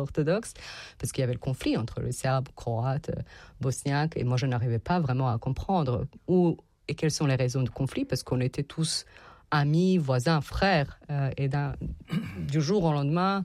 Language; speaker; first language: French; non-native, fluent; Serbian